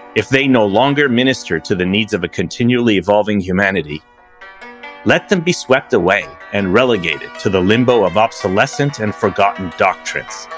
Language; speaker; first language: English; early bilingual, other home language; Persian